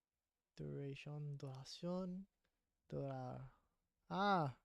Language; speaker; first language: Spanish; non-native, learner; English